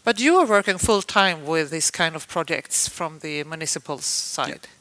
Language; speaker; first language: English; non-native, fluent; Swedish